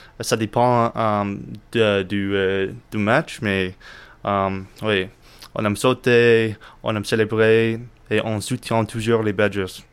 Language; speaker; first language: French; non-native, learner; English